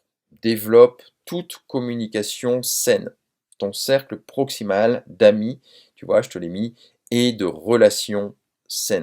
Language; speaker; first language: French; native; French